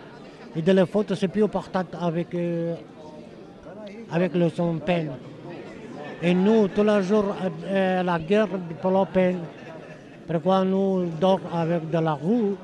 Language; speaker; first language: French; non-native, learner; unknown